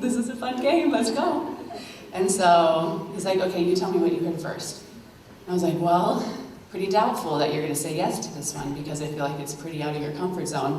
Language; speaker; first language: English; native; English